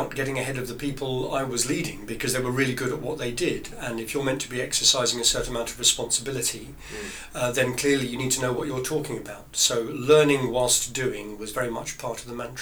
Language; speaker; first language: English; native; English